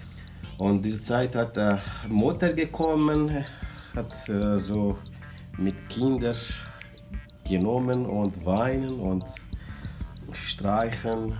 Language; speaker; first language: German; non-native, learner; Kurdish